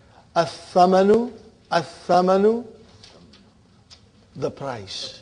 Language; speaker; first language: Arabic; non-native, fluent; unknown